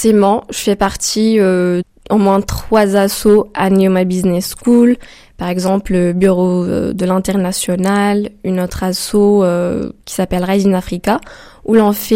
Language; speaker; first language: French; non-native, local second language; Arabic